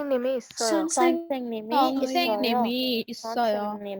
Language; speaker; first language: Korean; non-native, learner; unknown